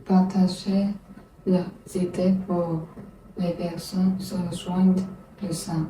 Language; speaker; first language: French; non-native, learner; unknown